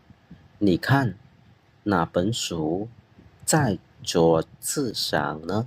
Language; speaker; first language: Chinese; non-native, fluent; Khmer